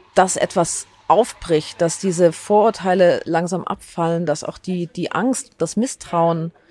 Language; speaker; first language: German; native; German